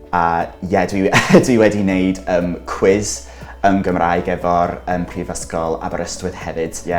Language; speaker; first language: Welsh; non-native, local second language; English